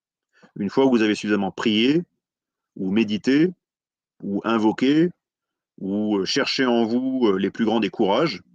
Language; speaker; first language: French; native; French